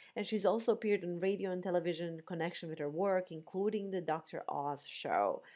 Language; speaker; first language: English; non-native, fluent; Bosnian